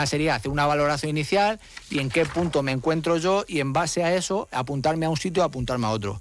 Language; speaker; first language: Spanish; native; Spanish